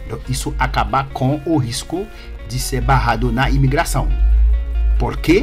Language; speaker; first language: Portuguese; non-native, learner; Haitian Creole